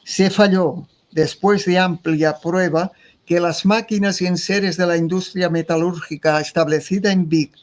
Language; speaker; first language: Spanish; non-native, local second language; Catalan